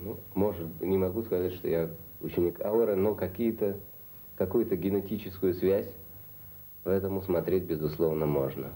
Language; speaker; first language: Russian; native; Russian